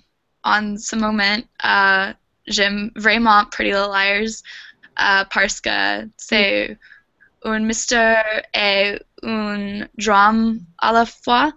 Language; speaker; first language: French; non-native, learner; English